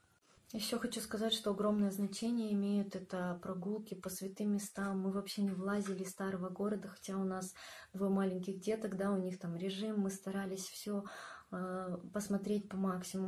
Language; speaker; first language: Russian; native; Russian